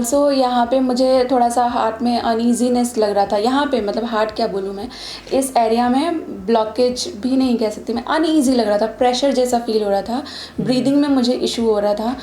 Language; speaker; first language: Hindi; native; Hindi